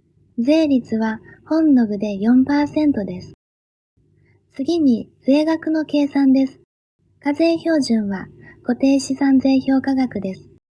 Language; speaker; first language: Japanese; native; Japanese